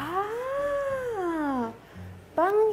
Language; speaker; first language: Korean; non-native, fluent; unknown